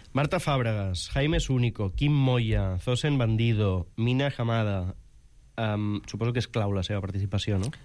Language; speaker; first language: Catalan; native; Catalan